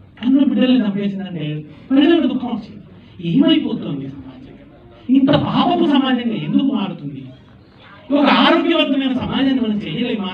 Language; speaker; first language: Telugu; native; Telugu